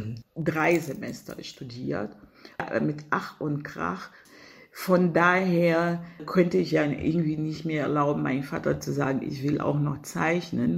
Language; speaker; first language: German; non-native, fluent; Portuguese